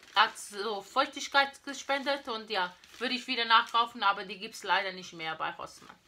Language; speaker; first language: German; non-native, learner; Portuguese